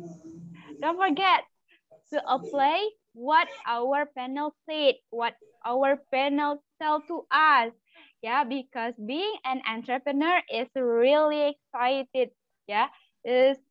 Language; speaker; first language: English; non-native, learner; Malay